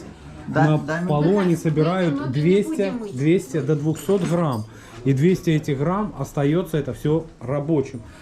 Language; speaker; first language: Russian; native; Russian